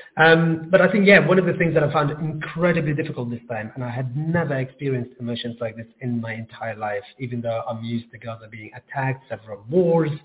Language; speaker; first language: English; non-native, fluent; Arabic